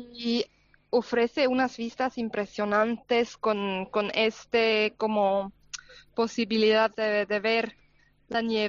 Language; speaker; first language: Spanish; non-native, fluent; German